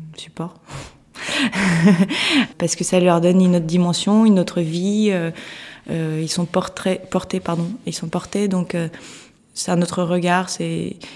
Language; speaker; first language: French; early bilingual, other home language; Russian